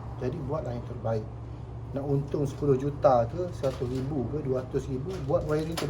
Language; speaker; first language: Malay; native; Malay